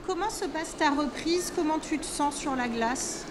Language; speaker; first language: French; native; French